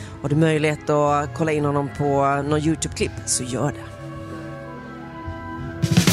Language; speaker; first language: Swedish; native; Swedish